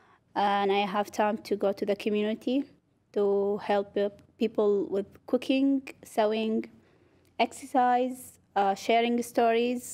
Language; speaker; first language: English; non-native, learner; Arabic